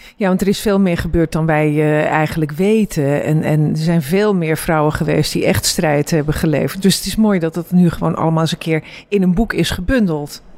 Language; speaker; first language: Dutch; native; Dutch